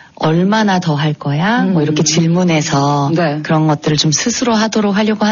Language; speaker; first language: Korean; native; Korean